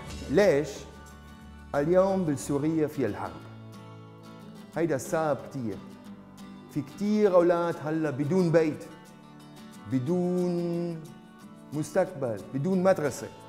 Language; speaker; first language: Arabic; non-native, learner; German